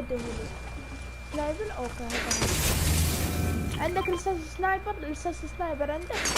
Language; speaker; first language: Arabic; native; Arabic